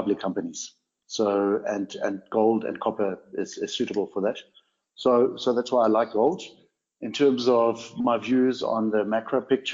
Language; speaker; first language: English; non-native, local second language; German